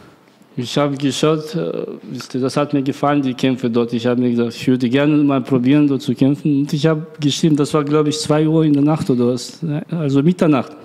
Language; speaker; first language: German; non-native, learner; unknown